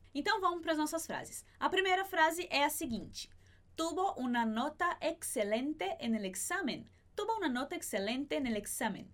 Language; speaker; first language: Portuguese; native; Portuguese